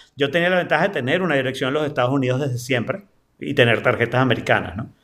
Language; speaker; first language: Spanish; native; Spanish